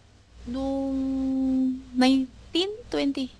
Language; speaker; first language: Filipino; non-native, learner; Chinese